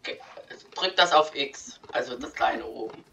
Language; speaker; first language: German; native; German